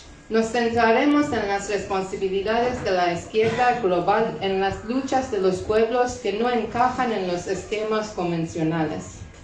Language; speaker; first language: Spanish; non-native, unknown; Persian